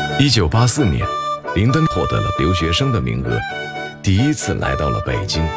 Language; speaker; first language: Chinese; native; Chinese